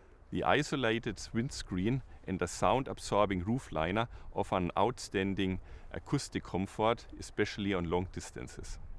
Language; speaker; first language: English; non-native, fluent; German